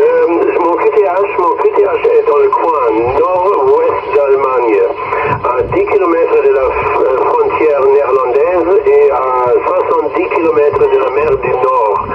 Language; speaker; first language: French; non-native, fluent; German